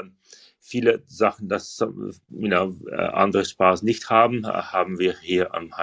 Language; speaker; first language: German; non-native, learner; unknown